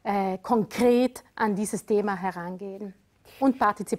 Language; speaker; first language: German; native; German